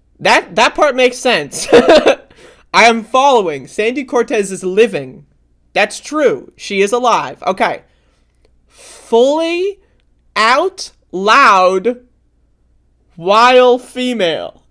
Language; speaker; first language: English; native; English